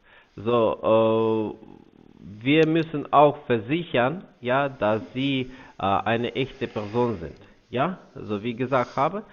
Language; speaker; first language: German; non-native, fluent; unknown